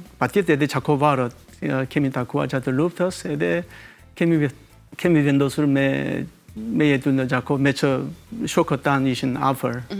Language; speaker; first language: Albanian; non-native, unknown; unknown